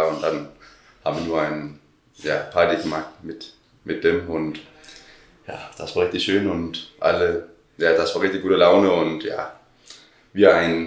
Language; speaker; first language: German; non-native, learner; Danish